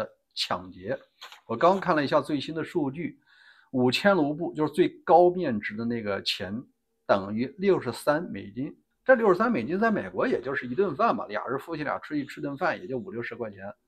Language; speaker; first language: Chinese; native; Chinese